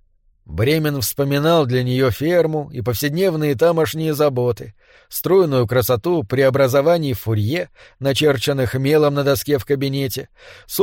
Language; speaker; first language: Russian; native; Russian